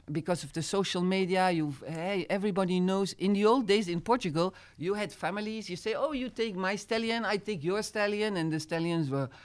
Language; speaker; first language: English; non-native, fluent; Dutch